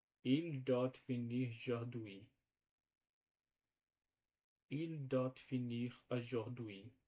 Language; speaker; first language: French; non-native, learner; Portuguese